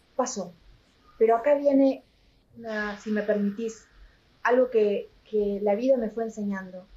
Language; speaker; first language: Spanish; native; Spanish